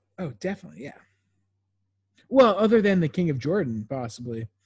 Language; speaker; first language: English; native; English